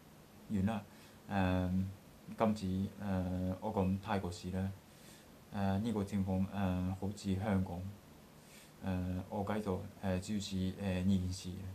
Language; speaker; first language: Cantonese; non-native, learner; Japanese